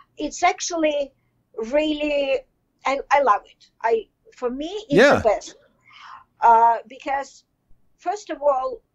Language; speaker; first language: English; non-native, fluent; Russian